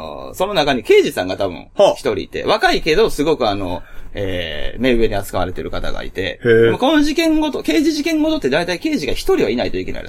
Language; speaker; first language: Japanese; native; Japanese